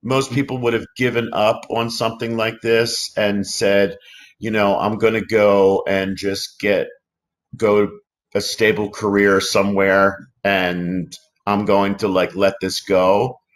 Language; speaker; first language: English; native; English